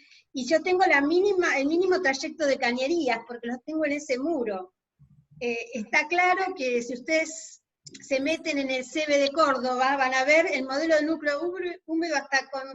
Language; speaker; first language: Spanish; native; Spanish